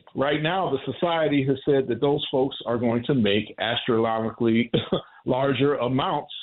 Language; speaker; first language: English; native; English